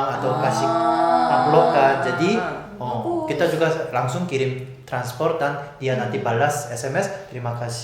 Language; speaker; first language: Indonesian; non-native, fluent; Korean